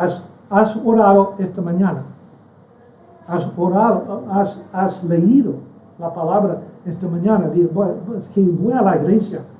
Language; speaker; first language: Spanish; non-native, fluent; English